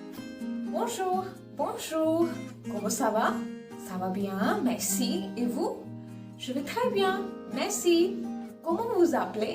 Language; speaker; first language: French; non-native, fluent; Hindi